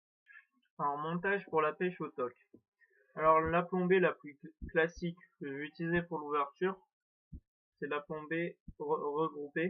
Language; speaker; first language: French; native; French